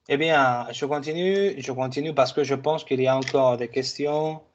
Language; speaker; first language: French; non-native, fluent; Spanish